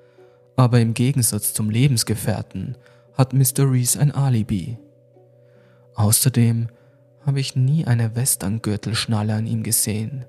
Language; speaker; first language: German; native; German